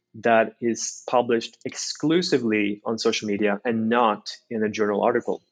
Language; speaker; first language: English; non-native, fluent; Norwegian